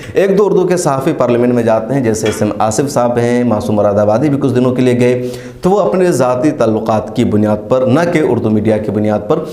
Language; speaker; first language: Urdu; native; Urdu